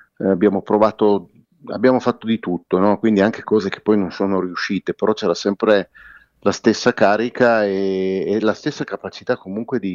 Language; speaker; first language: Italian; native; Italian